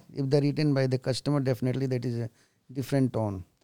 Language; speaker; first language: English; non-native, local second language; Hindi